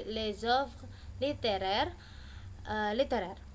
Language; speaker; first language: French; non-native, learner; Indonesian